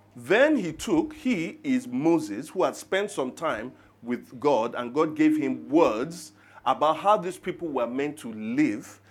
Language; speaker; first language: English; non-native, local second language; Yoruba